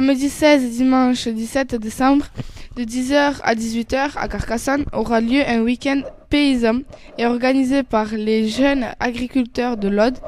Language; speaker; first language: French; native; French